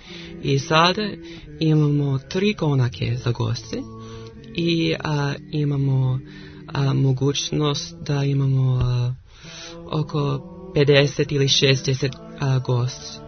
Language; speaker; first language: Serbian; non-native, learner; English